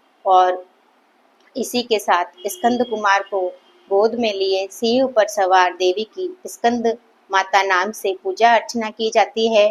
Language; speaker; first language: Hindi; native; Hindi